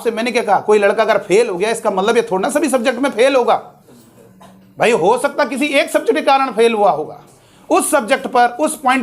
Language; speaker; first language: Hindi; native; Hindi